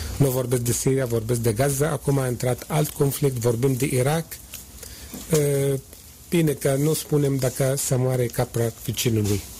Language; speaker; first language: Romanian; non-native, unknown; Arabic